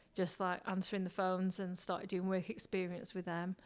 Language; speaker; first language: English; native; English